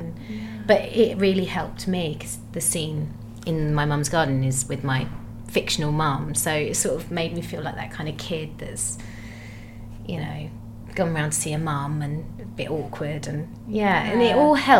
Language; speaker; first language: English; native; English